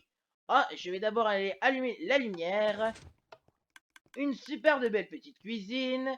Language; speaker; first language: French; native; French